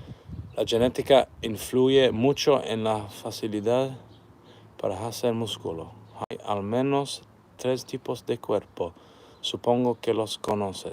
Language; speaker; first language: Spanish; non-native, learner; English